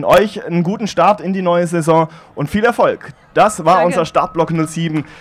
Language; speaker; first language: German; native; German